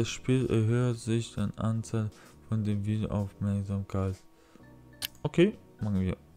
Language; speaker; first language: German; non-native, learner; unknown